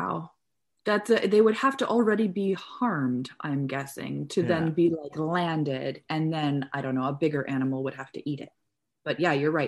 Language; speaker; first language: English; native; English